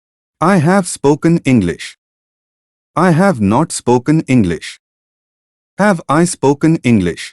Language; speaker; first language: English; non-native, fluent; Hindi